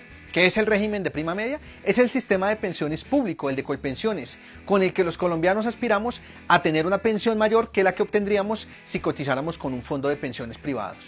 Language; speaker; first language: Spanish; native; Spanish